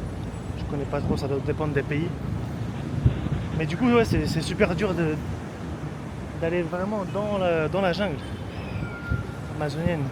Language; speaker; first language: French; native; French